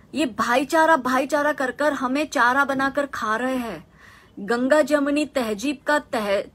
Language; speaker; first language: Hindi; non-native, local second language; Gujarati